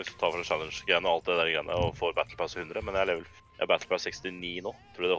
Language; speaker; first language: Norwegian; native; Norwegian